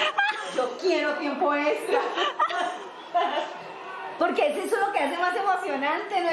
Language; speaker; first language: Spanish; native; Spanish